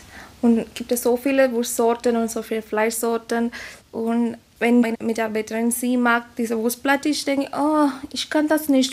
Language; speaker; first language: German; non-native, learner; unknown